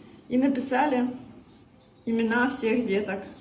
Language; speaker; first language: Russian; native; Russian